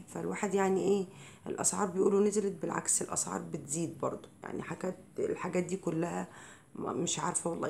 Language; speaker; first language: Arabic; native; Arabic